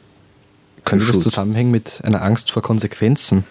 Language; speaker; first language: German; native; German